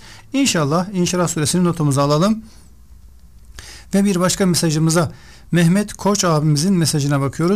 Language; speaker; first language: Turkish; native; Turkish